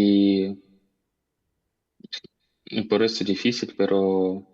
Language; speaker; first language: Spanish; non-native, learner; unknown